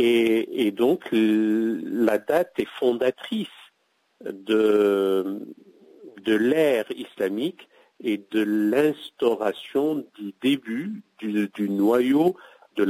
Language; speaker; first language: French; non-native, local second language; Arabic